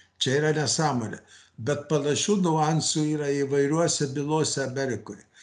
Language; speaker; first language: Lithuanian; early bilingual, heritage; Lithuanian